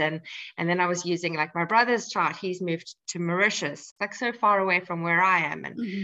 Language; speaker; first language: English; native; English